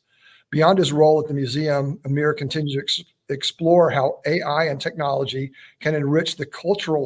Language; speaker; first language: English; native; English